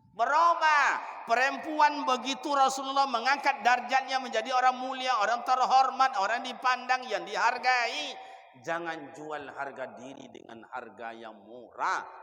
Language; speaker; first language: Malay; non-native, local second language; Minangkabau